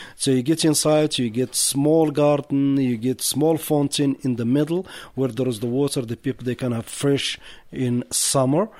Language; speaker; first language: English; non-native, learner; Arabic